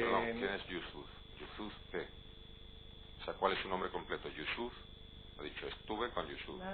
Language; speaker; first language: Spanish; native; Spanish